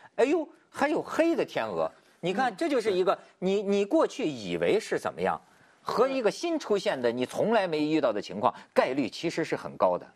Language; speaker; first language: Chinese; native; Chinese